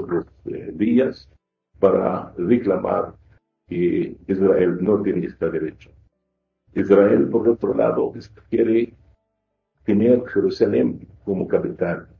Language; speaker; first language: Spanish; non-native, fluent; Arabic